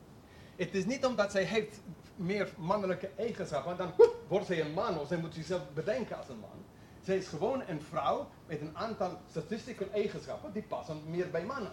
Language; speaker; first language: Dutch; non-native, fluent; English